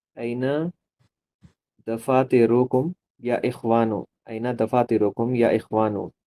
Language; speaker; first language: Arabic; non-native, learner; Urdu